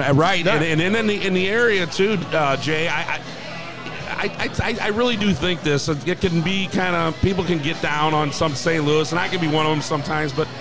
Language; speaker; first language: English; native; English